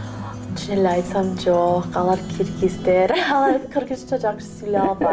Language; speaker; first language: Kyrgyz; non-native, learner; English